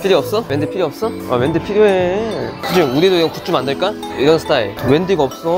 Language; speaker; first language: Korean; native; Korean